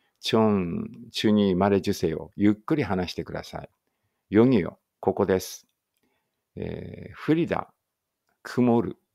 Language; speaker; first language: Japanese; native; Japanese